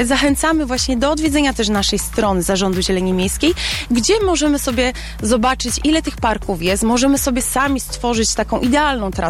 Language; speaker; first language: Polish; native; Polish